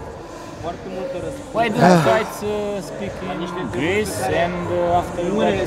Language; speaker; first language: English; non-native, learner; Romanian